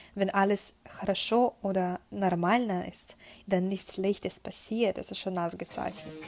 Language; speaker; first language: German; non-native, fluent; Russian